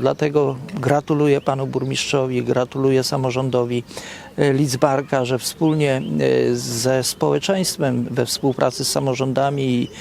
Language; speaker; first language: Polish; native; Polish